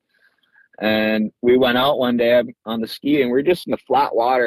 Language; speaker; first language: English; native; English